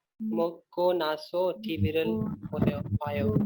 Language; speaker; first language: Korean; non-native, learner; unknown